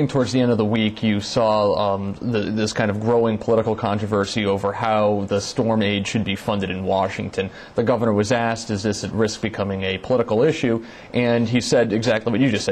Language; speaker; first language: English; native; English